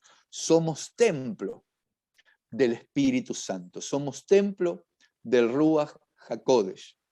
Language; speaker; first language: Spanish; native; Spanish